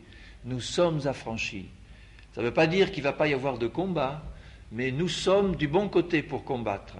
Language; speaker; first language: French; native; French